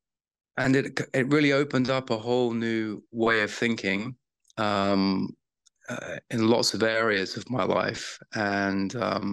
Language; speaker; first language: English; native; English